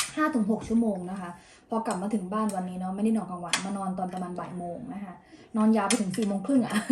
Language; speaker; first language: Thai; native; Thai